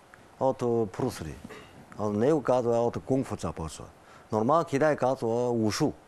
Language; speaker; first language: Bulgarian; non-native, learner; Chinese